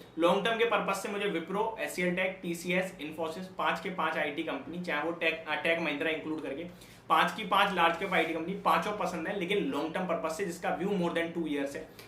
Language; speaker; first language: Hindi; native; Hindi